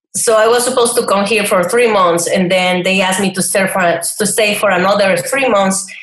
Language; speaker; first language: English; non-native, fluent; Spanish